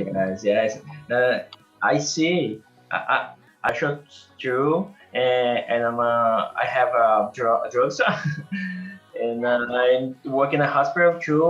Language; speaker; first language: English; non-native, learner; Portuguese